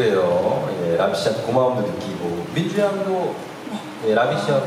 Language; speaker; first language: Korean; native; Korean